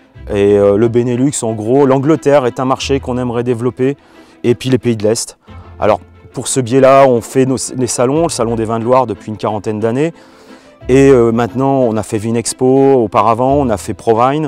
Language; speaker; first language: French; native; French